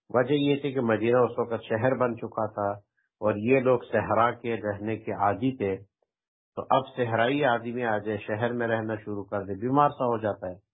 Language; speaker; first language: Urdu; non-native, local second language; Pashto